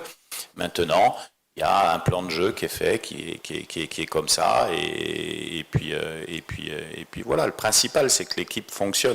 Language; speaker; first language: French; native; French